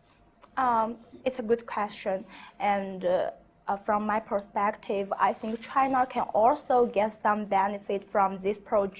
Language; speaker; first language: English; non-native, learner; Chinese